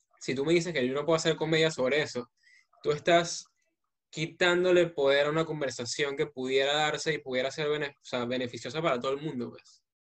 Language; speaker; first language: Spanish; native; Spanish